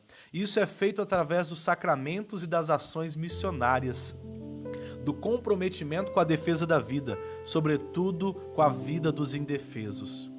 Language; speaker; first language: Portuguese; native; Portuguese